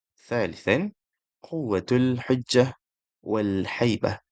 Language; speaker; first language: Arabic; non-native, local second language; Malay